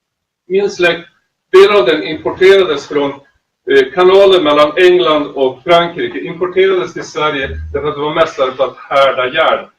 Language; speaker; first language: Swedish; native; Swedish